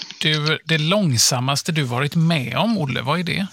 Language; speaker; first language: Swedish; native; Swedish